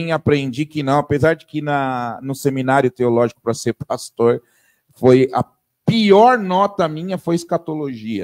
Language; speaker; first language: Portuguese; native; Portuguese